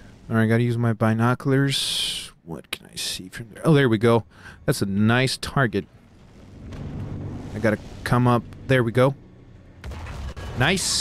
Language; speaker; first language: English; early bilingual, other home language; Russian